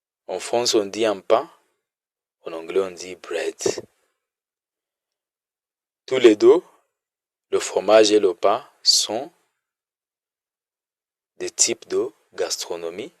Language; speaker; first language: French; non-native, fluent; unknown